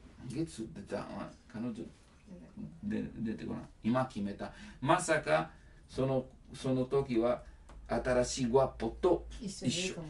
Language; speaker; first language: Japanese; non-native, learner; Italian